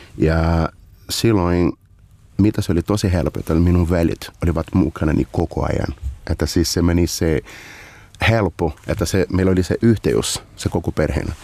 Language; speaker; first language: Finnish; non-native, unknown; Portuguese